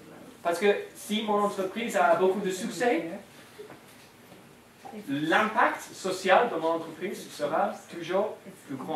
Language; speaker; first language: French; non-native, fluent; English